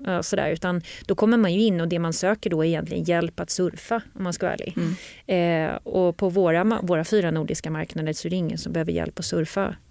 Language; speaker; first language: Swedish; native; Swedish